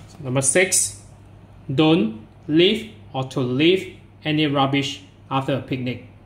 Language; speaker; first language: English; non-native, local second language; Chinese